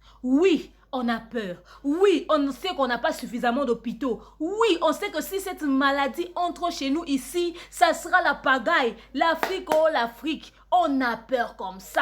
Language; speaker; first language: French; non-native, local second language; Lingala